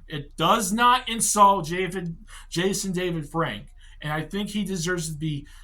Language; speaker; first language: English; native; English